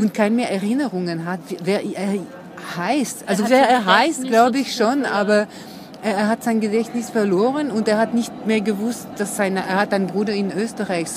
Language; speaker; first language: German; non-native, fluent; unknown